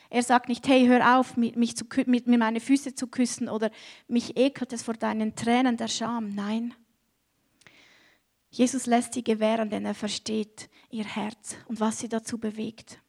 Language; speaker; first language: German; native; German